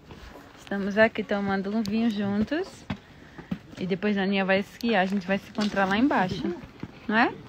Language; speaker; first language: Portuguese; native; Portuguese